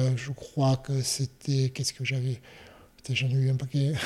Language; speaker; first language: French; native; French